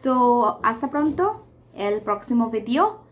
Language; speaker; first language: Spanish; non-native, fluent; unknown